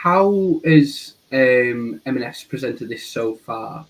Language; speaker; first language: English; native; English